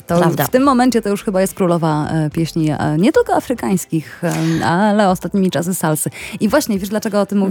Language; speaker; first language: Polish; native; Polish